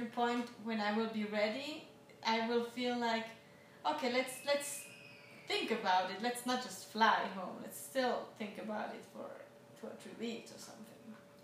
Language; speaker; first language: English; non-native, fluent; Swiss German